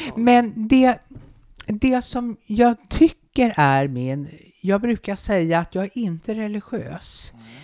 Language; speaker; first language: Swedish; native; Swedish